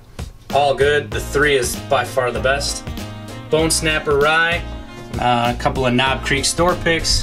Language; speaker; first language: English; native; English